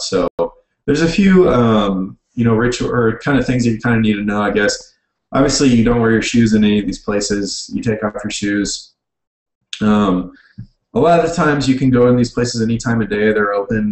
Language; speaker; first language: English; native; English